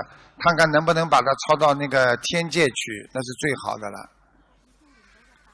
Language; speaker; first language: Chinese; native; Chinese